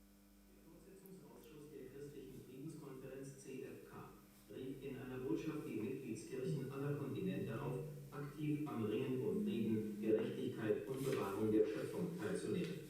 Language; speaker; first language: German; native; German